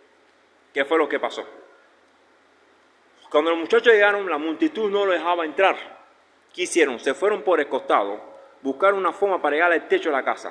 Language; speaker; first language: Spanish; native; Spanish